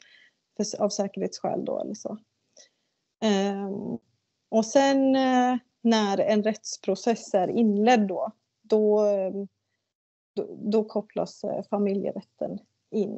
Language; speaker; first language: Swedish; native; Swedish